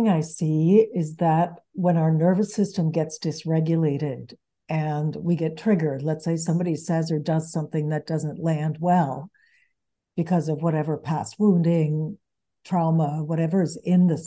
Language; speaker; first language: English; early bilingual, other home language; Spanish